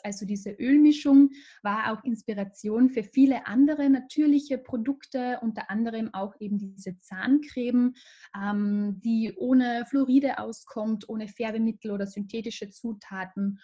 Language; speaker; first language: German; native; German